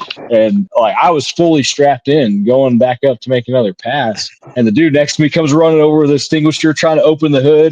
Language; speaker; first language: English; native; English